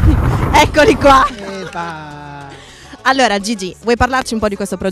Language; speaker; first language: Italian; native; Italian